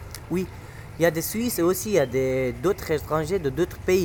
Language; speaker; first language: French; non-native, learner; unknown